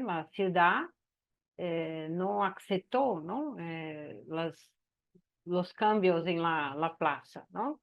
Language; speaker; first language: Spanish; non-native, learner; Portuguese